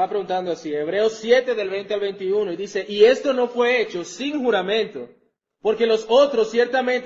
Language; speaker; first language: Spanish; native; Spanish